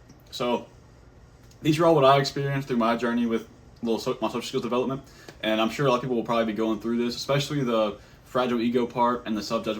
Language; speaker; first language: English; native; English